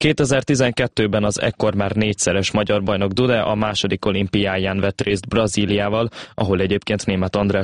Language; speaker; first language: Hungarian; native; Hungarian